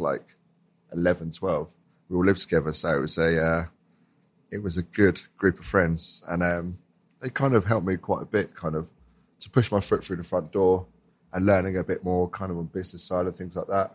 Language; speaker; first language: English; native; English